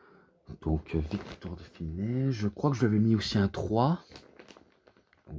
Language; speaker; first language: French; native; French